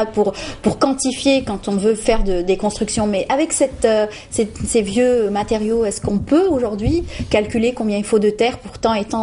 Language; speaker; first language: French; native; French